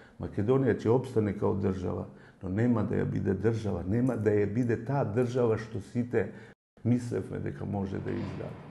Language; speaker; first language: Macedonian; non-native, local second language; Albanian